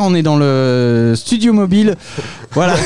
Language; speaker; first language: French; native; French